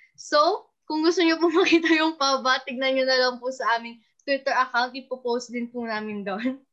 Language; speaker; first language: Filipino; native; Filipino